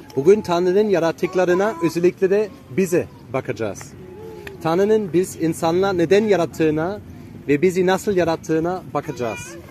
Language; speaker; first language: Turkish; non-native, fluent; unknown